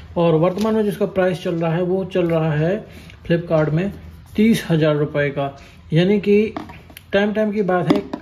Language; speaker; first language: Hindi; native; Hindi